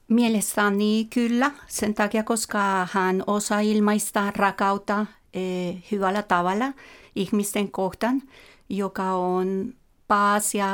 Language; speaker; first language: Finnish; non-native, fluent; Spanish